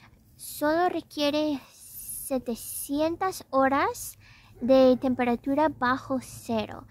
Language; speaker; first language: Spanish; non-native, fluent; English